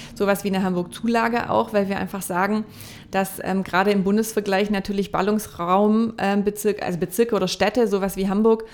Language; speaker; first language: German; native; German